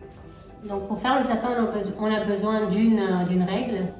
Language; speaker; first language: French; native; French